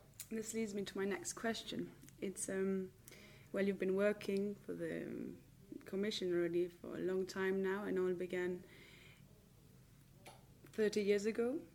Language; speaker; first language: English; non-native, fluent; Spanish